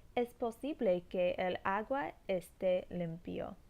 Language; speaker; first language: Spanish; non-native, learner; English